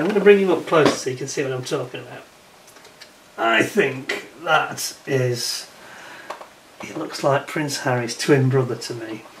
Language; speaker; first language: English; native; English